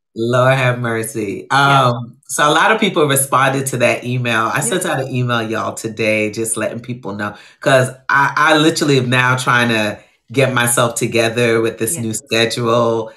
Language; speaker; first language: English; native; English